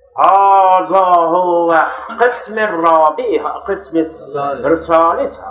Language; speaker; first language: Arabic; non-native, fluent; Urdu